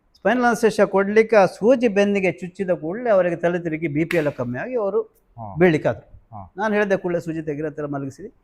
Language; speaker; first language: Kannada; non-native, local second language; Marathi